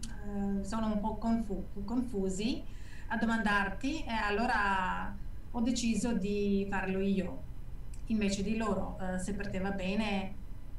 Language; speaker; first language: Italian; non-native, fluent; Serbian